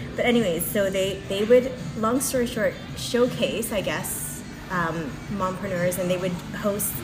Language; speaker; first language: English; native; English